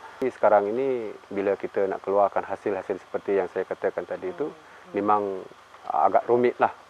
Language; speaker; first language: Malay; non-native, local second language; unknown